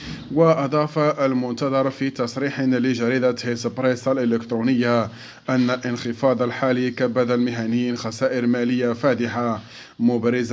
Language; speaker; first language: Arabic; native; Arabic